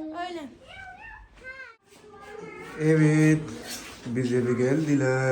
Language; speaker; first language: Turkish; non-native, learner; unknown